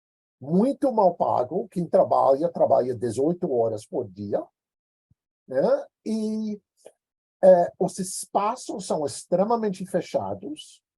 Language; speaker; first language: Portuguese; non-native, fluent; English